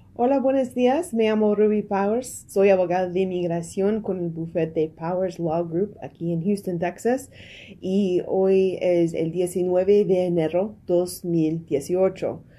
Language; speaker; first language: Spanish; non-native, learner; English